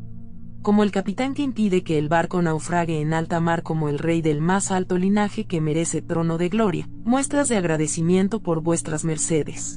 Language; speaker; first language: Spanish; native; Spanish